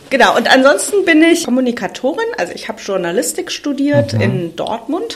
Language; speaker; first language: German; native; German